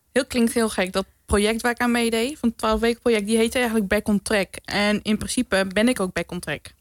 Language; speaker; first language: Dutch; native; Dutch